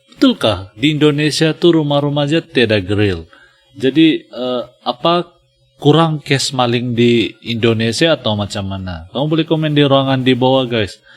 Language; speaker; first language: Malay; native; Malay